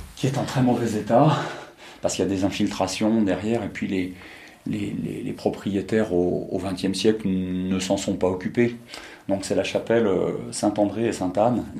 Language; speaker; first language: French; native; French